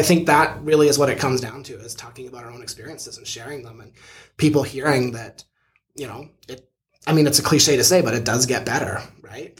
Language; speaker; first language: English; native; English